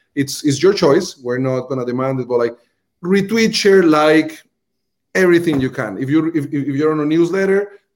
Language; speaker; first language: English; non-native, fluent; Spanish